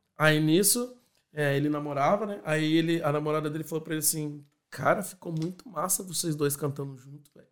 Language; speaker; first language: Portuguese; native; Portuguese